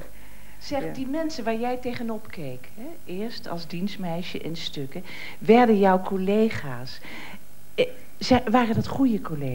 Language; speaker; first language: Dutch; native; Dutch